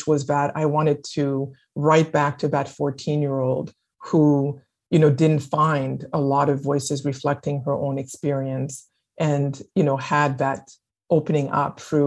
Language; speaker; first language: English; non-native, fluent; French